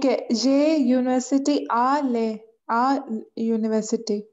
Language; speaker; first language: French; non-native, learner; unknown